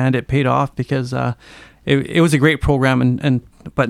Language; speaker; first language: English; native; English